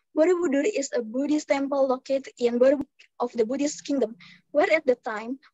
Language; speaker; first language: English; non-native, fluent; Indonesian